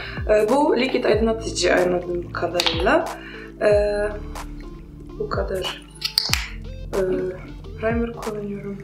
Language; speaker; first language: Turkish; non-native, fluent; Polish